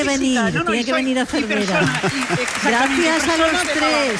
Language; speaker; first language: Spanish; non-native, local second language; Catalan